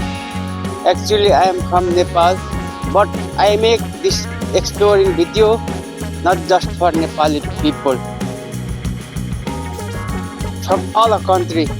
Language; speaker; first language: English; non-native, learner; Nepali